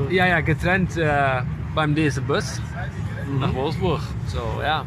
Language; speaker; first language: German; non-native, learner; Dutch